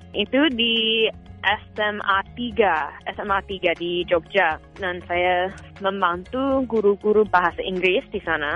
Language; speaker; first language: Indonesian; non-native, fluent; English